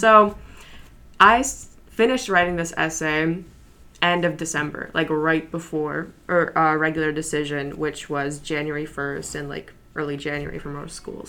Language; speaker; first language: English; early bilingual, other home language; Polish